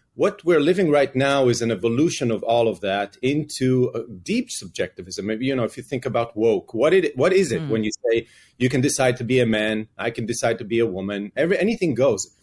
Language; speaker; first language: English; non-native, fluent; Hebrew